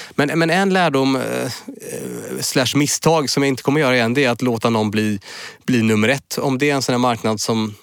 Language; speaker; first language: Swedish; native; Swedish